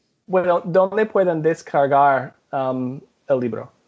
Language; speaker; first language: Spanish; non-native, fluent; English